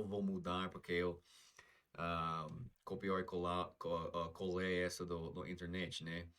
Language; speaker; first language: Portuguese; non-native, fluent; English